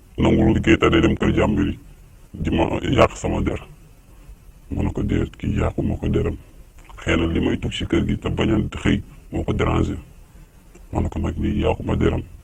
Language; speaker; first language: Wolof; native; Wolof